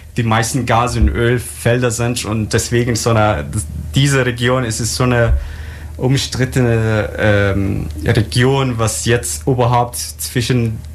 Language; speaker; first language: German; non-native, fluent; Arabic